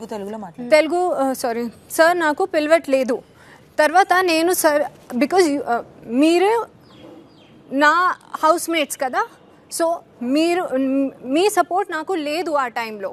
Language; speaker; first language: Telugu; non-native, learner; Hindi